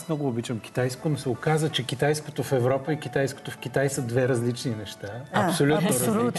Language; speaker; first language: Bulgarian; native; Bulgarian